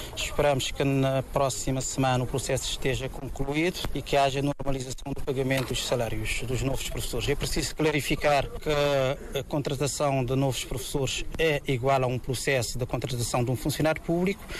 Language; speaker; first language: Portuguese; non-native, local second language; Kabuverdianu